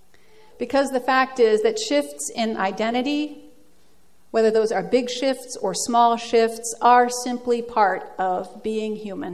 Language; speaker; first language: English; early bilingual, other home language; Dutch